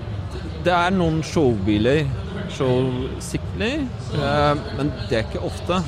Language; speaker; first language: Norwegian; non-native, fluent; Polish